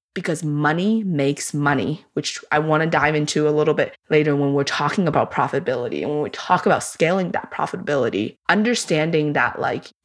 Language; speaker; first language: English; early bilingual, other home language; Chinese